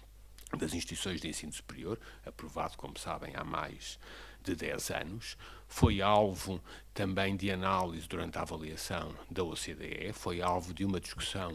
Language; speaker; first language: Portuguese; native; Portuguese